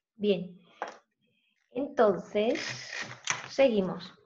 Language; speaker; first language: Spanish; non-native, fluent; Russian